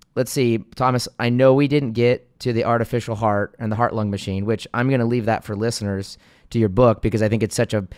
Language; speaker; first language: English; native; English